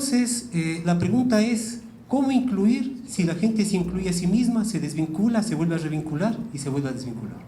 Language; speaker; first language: Spanish; native; Spanish